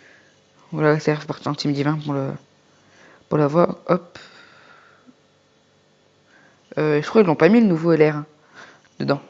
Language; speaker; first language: French; native; French